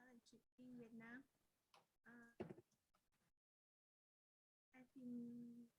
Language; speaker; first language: English; non-native, learner; Vietnamese